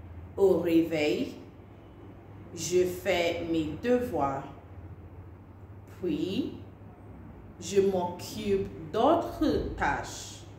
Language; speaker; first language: French; non-native, fluent; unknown